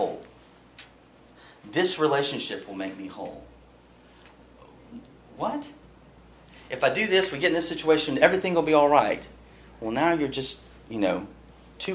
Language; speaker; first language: English; native; English